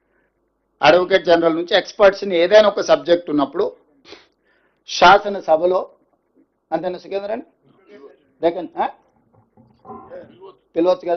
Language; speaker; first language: Telugu; native; Telugu